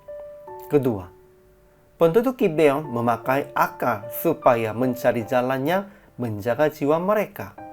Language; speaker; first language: Indonesian; non-native, fluent; Korean